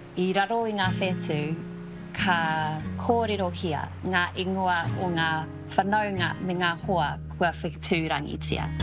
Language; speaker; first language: Māori; non-native, local second language; English